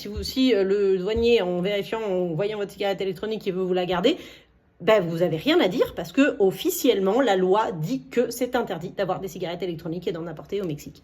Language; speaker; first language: French; native; French